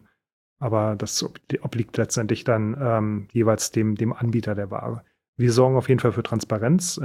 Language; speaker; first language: German; native; German